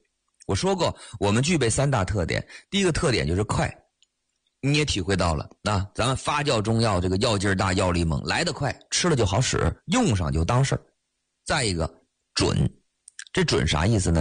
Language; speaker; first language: Chinese; native; Chinese